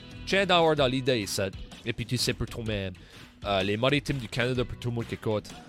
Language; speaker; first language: French; early bilingual, heritage; French